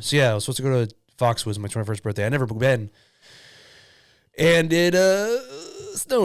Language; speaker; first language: English; native; English